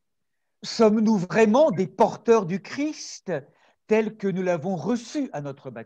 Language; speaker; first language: French; native; French